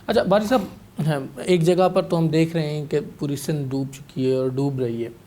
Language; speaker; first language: Urdu; non-native, local second language; Sindhi